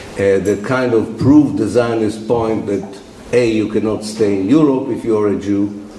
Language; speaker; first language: English; non-native, fluent; Arabic